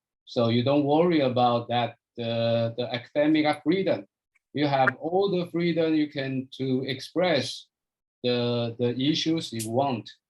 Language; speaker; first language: English; non-native, fluent; Chinese